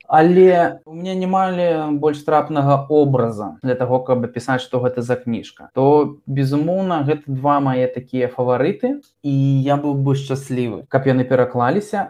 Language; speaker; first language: Belarusian; native; Belarusian